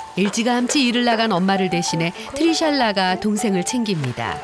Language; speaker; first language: Korean; native; Korean